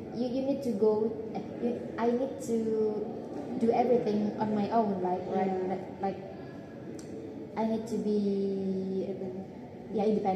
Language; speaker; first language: English; non-native, learner; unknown